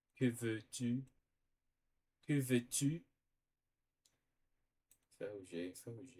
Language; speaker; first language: French; non-native, learner; Portuguese